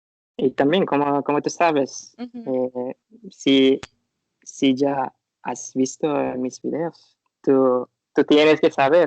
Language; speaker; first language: Spanish; non-native, learner; Turkish